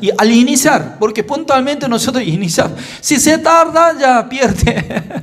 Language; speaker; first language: Spanish; non-native, fluent; Korean